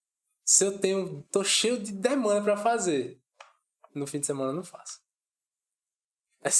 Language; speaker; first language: Portuguese; native; Portuguese